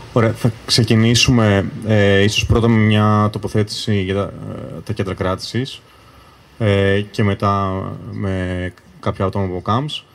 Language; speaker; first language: Greek; native; Greek